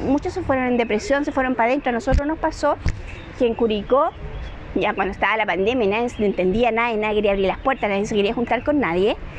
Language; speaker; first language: Spanish; native; Spanish